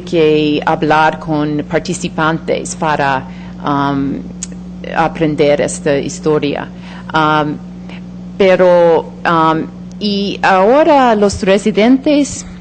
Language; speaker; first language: Spanish; non-native, fluent; English